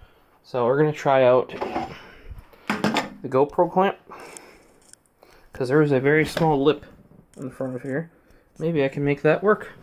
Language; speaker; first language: English; native; English